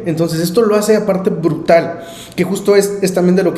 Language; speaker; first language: Spanish; native; Spanish